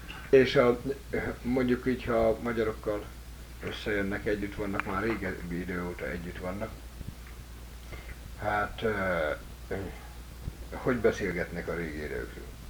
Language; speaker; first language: Hungarian; native; Hungarian